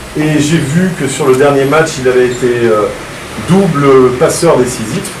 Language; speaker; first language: French; native; French